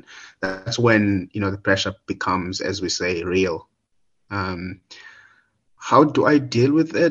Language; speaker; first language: English; non-native, local second language; Xhosa